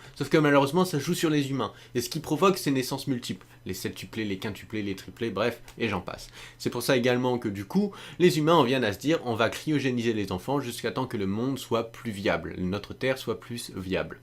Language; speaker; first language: French; native; French